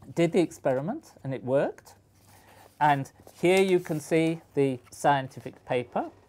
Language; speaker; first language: English; native; English